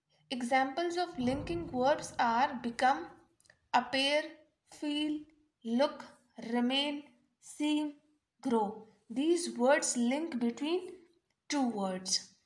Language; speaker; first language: English; non-native, local second language; Urdu